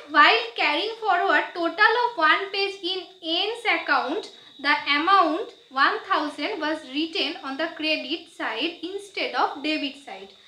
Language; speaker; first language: English; non-native, local second language; Bangla